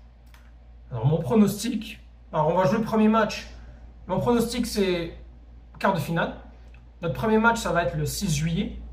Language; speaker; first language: French; native; French